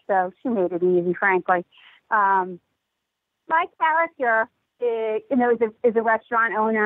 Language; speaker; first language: English; native; English